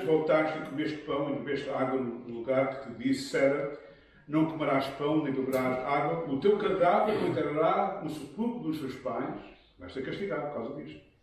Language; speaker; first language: Portuguese; native; Portuguese